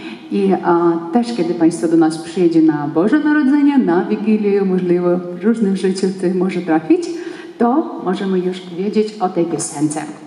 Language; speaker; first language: Polish; non-native, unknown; Ukrainian